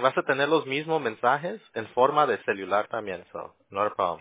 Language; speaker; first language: Spanish; early bilingual, heritage; Spanish